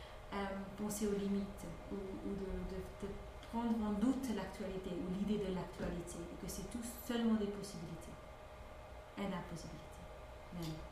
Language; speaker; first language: French; non-native, fluent; English